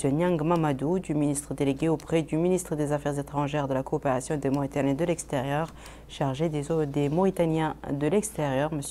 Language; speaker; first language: French; non-native, local second language; Arabic